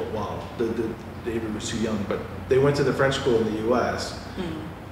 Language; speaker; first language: English; native; English